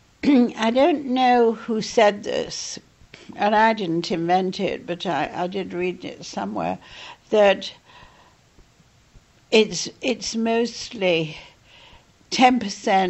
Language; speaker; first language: English; native; English